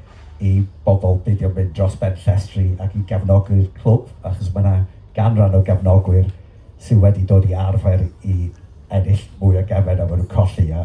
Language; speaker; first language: Welsh; native; Welsh